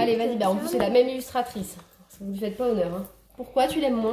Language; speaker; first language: French; native; French